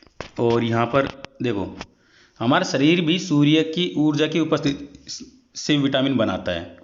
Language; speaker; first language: Hindi; native; Hindi